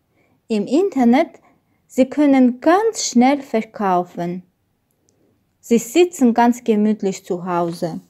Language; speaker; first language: German; non-native, learner; Armenian